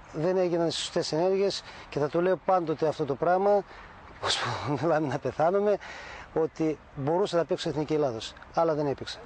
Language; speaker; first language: Greek; early bilingual, heritage; Greek